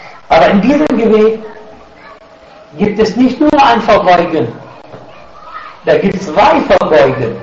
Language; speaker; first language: German; non-native, fluent; Arabic